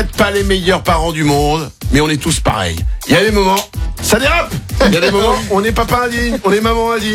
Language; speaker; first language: French; native; French